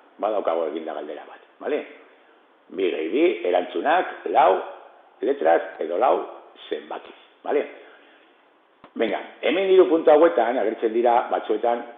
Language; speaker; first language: Basque; non-native, local second language; Spanish